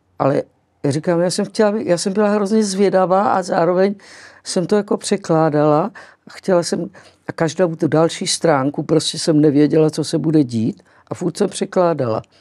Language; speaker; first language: Czech; early bilingual, other home language; Greek